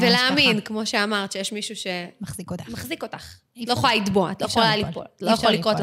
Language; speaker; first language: Hebrew; native; Hebrew